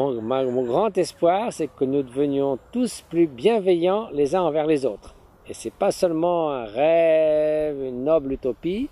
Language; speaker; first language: French; native; French